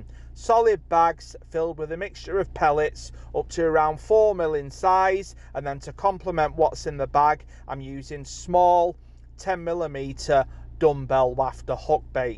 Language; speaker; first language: English; native; English